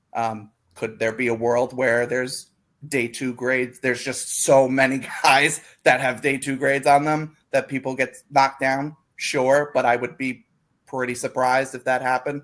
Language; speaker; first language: English; native; English